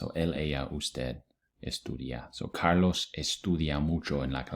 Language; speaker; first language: Spanish; non-native, fluent; English